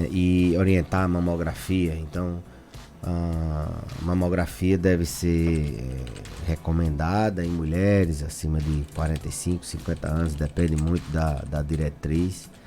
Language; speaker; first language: Portuguese; native; Portuguese